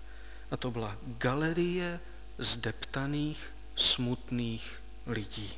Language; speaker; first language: Czech; native; Czech